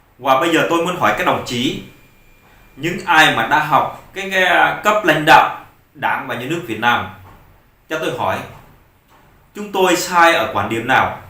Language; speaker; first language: Vietnamese; non-native, local second language; Jarai